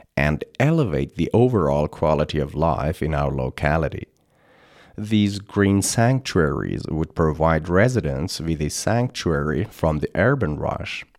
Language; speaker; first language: English; non-native, fluent; Persian